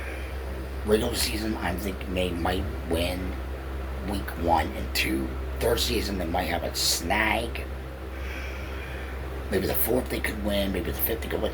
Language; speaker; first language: English; native; English